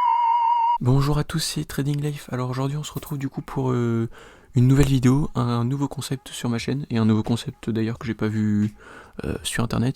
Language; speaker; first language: French; native; French